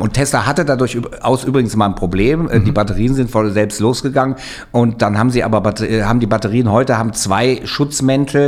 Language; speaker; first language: German; native; German